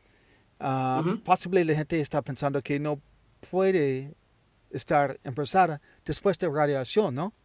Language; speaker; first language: Spanish; non-native, learner; English